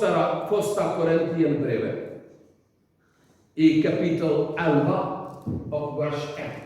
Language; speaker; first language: Swedish; non-native, learner; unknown